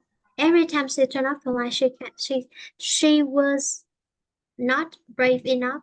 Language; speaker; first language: English; non-native, fluent; Vietnamese